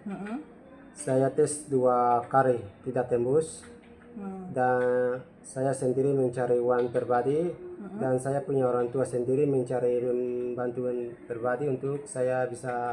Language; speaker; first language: Indonesian; native; Indonesian